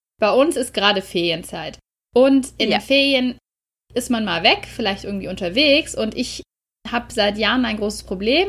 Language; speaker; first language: German; native; German